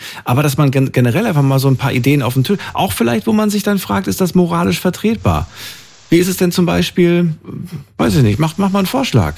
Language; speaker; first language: German; native; German